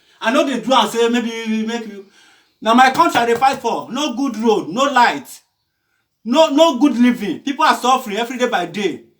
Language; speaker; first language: Nigerian Pidgin; non-native, local second language; Yoruba